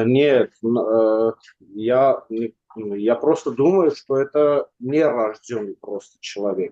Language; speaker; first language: Russian; non-native, local second language; Armenian